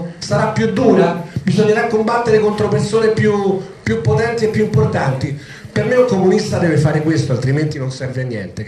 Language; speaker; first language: Italian; native; Italian